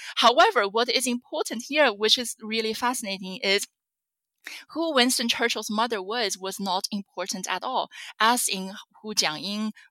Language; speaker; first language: English; non-native, fluent; Chinese